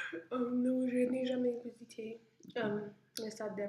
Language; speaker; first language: French; non-native, learner; English